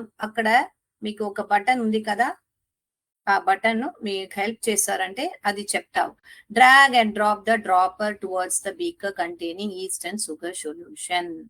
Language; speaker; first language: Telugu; non-native, learner; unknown